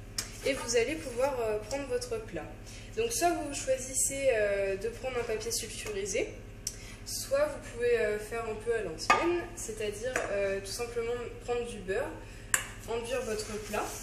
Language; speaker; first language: French; native; French